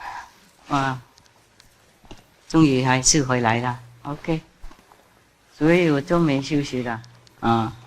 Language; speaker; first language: Chinese; non-native, fluent; Vietnamese